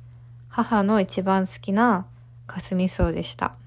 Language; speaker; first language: Japanese; early bilingual, heritage; Japanese